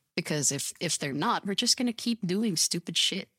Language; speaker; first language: English; native; English